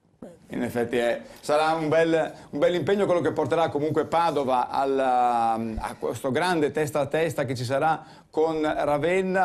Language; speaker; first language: Italian; native; Italian